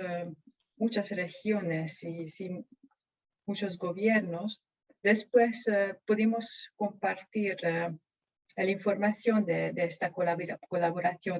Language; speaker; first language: Spanish; non-native, fluent; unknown